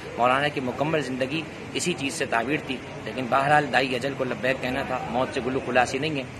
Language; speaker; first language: Urdu; native; Urdu